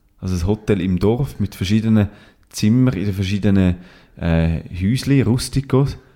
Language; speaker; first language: German; native; German